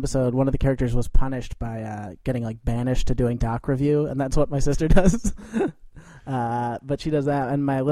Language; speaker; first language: English; native; English